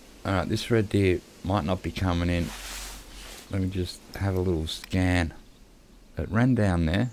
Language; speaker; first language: English; native; English